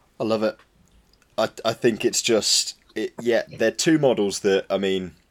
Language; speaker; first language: English; native; English